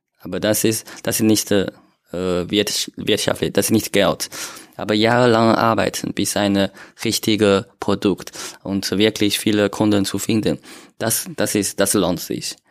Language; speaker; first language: German; non-native, learner; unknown